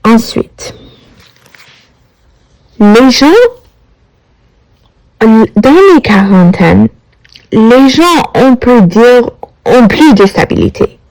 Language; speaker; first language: French; non-native, learner; English